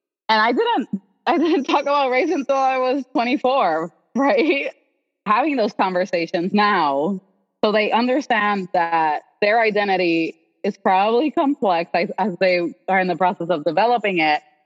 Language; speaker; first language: English; non-native, local second language; Spanish